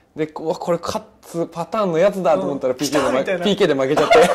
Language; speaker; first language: Japanese; native; Japanese